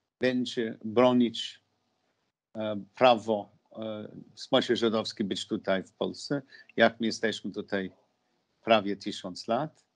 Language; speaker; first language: Polish; non-native, learner; English